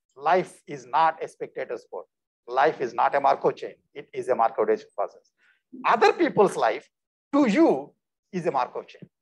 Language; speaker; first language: English; non-native, local second language; Telugu